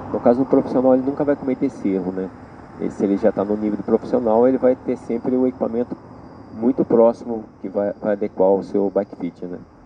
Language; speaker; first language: Portuguese; native; Portuguese